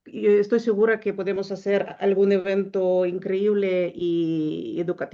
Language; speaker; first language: Spanish; non-native, learner; Ukrainian